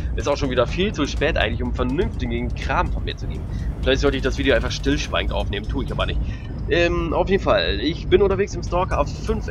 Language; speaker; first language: German; native; German